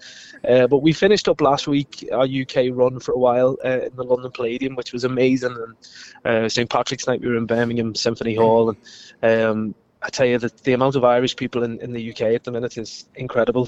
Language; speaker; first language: English; native; English